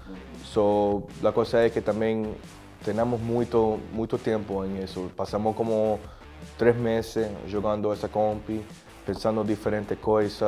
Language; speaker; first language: Portuguese; non-native, learner; Spanish